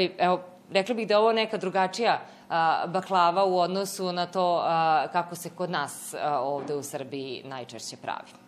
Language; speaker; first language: Serbian; native; Serbian